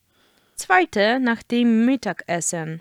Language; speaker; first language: German; non-native, fluent; Polish